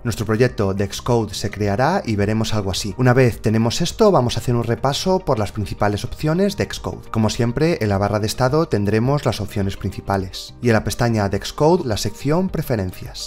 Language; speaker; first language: Spanish; native; Spanish